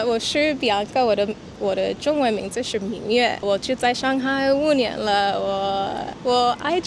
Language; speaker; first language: Chinese; non-native, learner; English